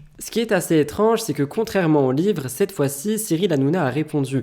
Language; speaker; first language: French; native; French